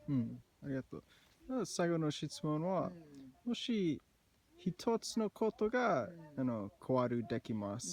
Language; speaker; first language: Japanese; non-native, learner; English